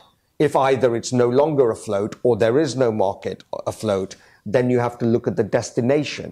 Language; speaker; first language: English; native; English